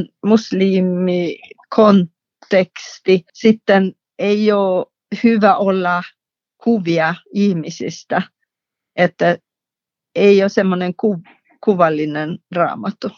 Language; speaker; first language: Finnish; non-native, fluent; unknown